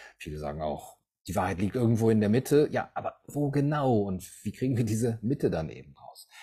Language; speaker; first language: German; native; German